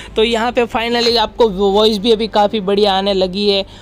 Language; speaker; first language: Hindi; non-native, local second language; Gujarati